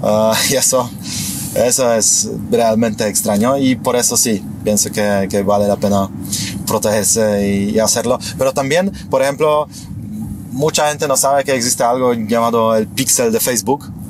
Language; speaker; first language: Spanish; non-native, fluent; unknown